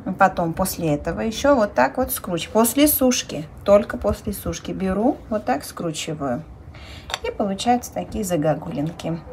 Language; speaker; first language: Russian; non-native, local second language; Armenian